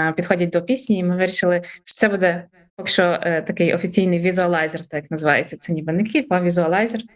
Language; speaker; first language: Ukrainian; native; Ukrainian